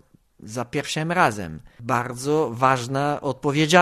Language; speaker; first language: Polish; non-native, learner; Italian